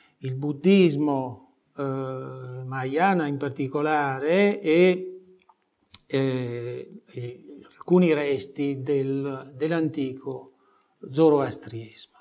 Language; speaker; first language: Italian; native; Italian